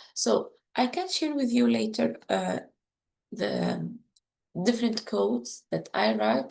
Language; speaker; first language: English; non-native, fluent; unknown